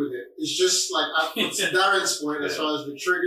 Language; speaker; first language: English; non-native, local second language; Yoruba